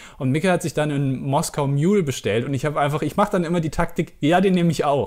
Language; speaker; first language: German; native; German